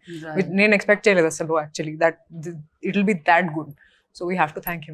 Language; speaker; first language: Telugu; non-native, fluent; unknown